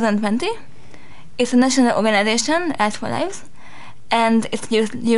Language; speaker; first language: English; non-native, fluent; Hungarian